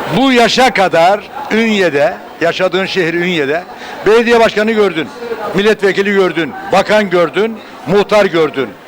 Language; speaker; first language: Turkish; native; Turkish